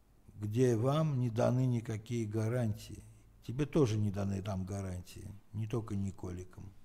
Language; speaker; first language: Russian; non-native, fluent; Armenian